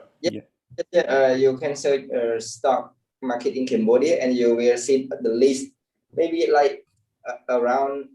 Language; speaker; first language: English; non-native, learner; Khmer